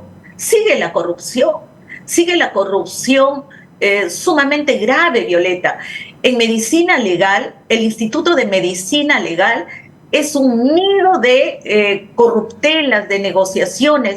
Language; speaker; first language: Spanish; native; Spanish